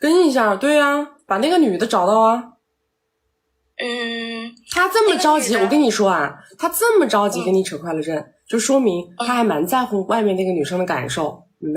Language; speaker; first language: Chinese; native; Chinese